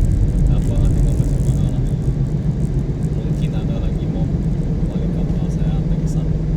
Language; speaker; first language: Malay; non-native, local second language; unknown